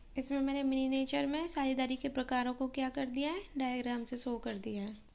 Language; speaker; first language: Hindi; native; Hindi